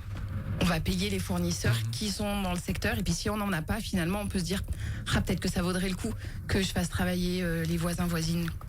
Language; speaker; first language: French; native; French